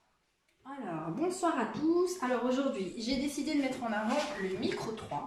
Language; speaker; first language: French; native; French